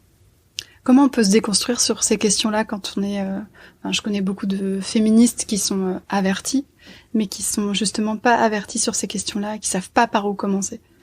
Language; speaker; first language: French; native; French